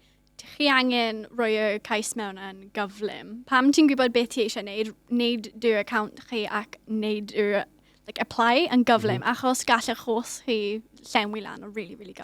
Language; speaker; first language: Welsh; non-native, local second language; English